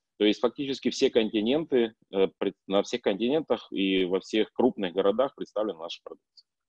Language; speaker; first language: Russian; native; Russian